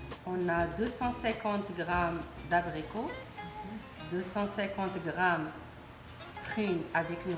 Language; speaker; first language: French; non-native, learner; Arabic